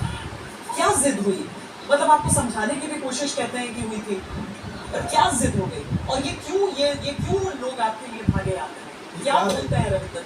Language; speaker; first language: Hindi; native; Hindi